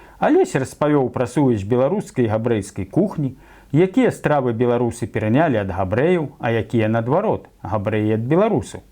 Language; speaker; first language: Belarusian; native; Belarusian